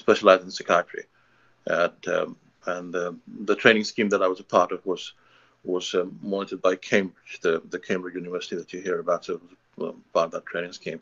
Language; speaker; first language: English; non-native, local second language; Hindi